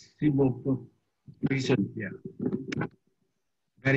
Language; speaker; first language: English; non-native, learner; Vietnamese